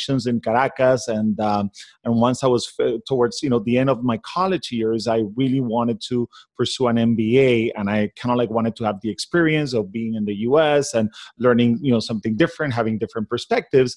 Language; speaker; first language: English; non-native, fluent; Spanish